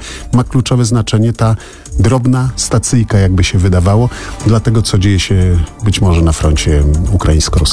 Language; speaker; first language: Polish; native; Polish